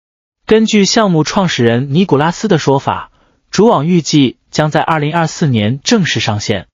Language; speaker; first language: Chinese; native; Chinese